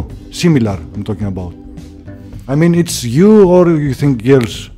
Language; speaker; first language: English; non-native, learner; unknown